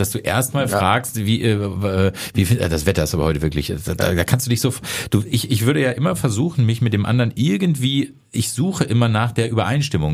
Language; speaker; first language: German; native; German